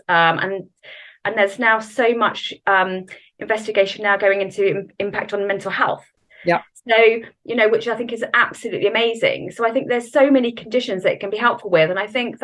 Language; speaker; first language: English; native; English